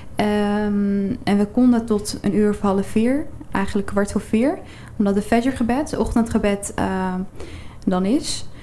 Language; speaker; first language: Dutch; early bilingual, other home language; Arabic